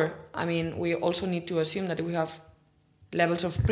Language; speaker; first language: English; non-native, fluent; Spanish